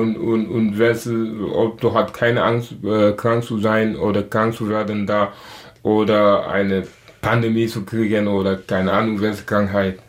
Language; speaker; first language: German; non-native, learner; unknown